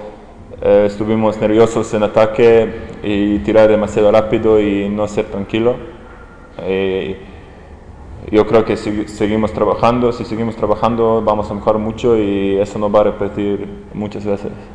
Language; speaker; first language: Spanish; non-native, learner; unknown